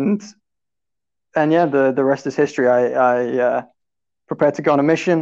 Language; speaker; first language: English; native; English